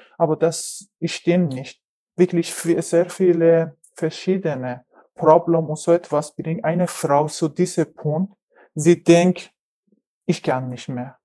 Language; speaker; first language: German; non-native, learner; Persian